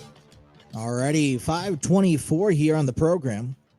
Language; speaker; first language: English; native; English